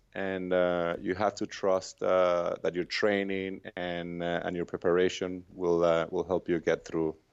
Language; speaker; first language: English; non-native, fluent; Spanish